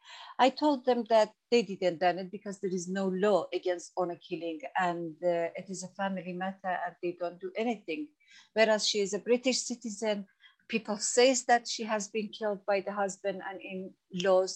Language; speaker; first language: English; non-native, fluent; Persian